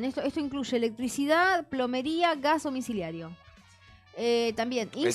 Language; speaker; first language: Spanish; native; Spanish